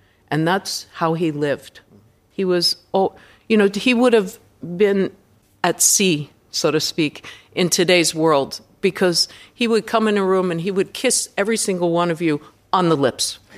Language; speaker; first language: English; native; English